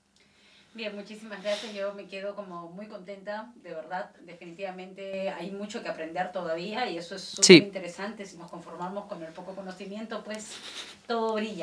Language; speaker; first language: Spanish; native; Spanish